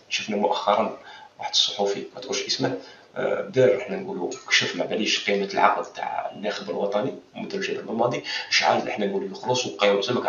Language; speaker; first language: Arabic; native; Arabic